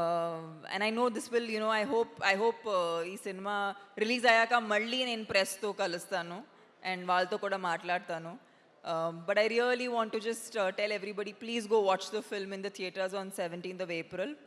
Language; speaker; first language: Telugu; non-native, local second language; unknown